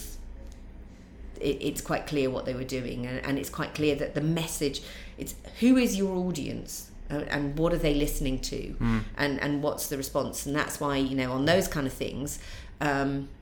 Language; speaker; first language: English; native; English